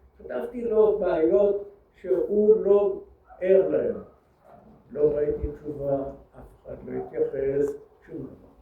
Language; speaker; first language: Hebrew; early bilingual, other home language; French